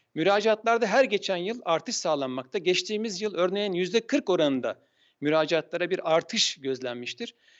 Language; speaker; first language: Turkish; native; Turkish